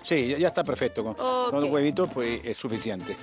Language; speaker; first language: Spanish; native; Spanish